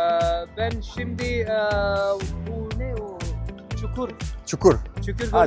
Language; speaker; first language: Turkish; non-native, learner; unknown